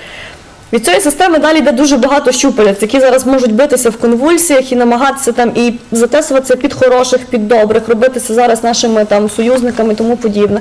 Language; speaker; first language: Ukrainian; native; Ukrainian